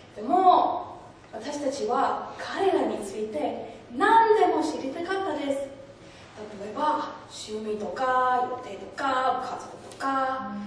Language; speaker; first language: Japanese; non-native, learner; English